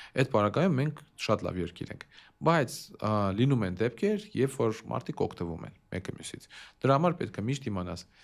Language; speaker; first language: Armenian; early bilingual, heritage; Armenian